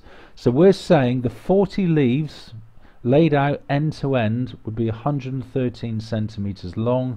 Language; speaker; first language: English; native; English